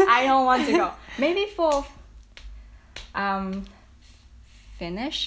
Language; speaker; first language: English; non-native, fluent; Chinese